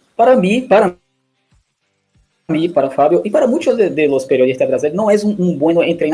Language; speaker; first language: Spanish; non-native, learner; Portuguese